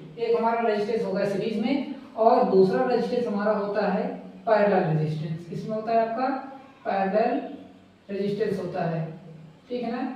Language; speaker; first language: Hindi; native; Hindi